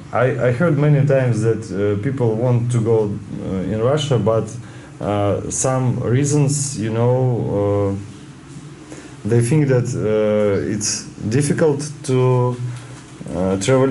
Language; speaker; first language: English; non-native, learner; Russian